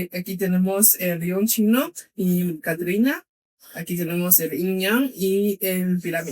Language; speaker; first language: Spanish; non-native, fluent; Chinese